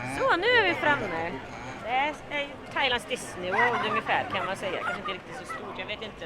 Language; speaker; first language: Swedish; native; Swedish